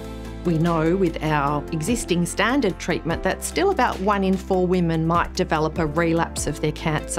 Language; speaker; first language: English; native; English